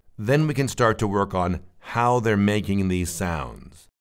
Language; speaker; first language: English; native; English